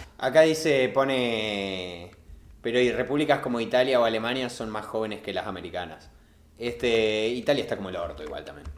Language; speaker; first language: Spanish; native; Spanish